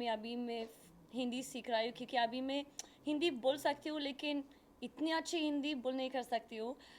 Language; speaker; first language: Hindi; non-native, learner; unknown